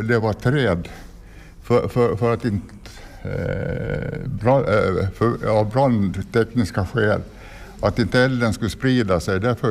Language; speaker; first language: Swedish; native; Swedish